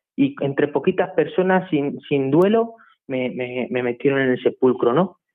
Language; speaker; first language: Spanish; native; Spanish